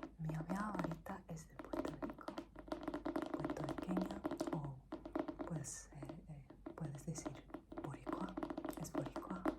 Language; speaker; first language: Spanish; non-native, learner; Greek